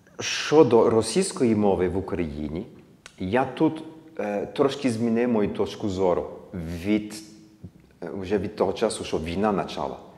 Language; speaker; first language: Ukrainian; early bilingual, heritage; Ukrainian